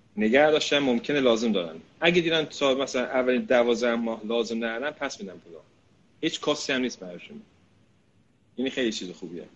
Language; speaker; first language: Persian; early bilingual, heritage; Persian